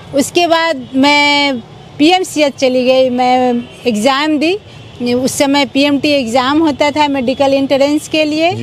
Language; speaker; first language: Hindi; native; Hindi